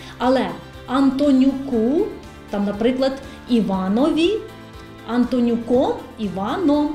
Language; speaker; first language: Ukrainian; native; Ukrainian